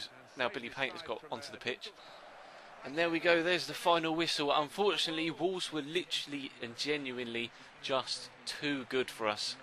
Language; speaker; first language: English; native; English